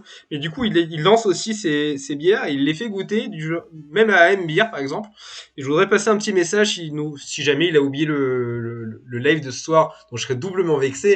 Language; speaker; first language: French; native; French